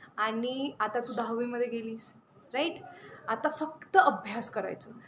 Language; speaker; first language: Marathi; non-native, local second language; Bangla